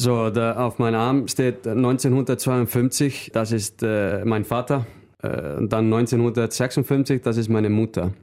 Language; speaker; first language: German; non-native, learner; Icelandic